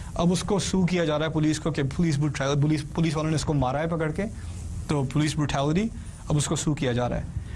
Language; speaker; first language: Urdu; early bilingual, heritage; Urdu